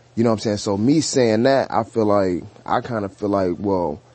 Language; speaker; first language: English; native; English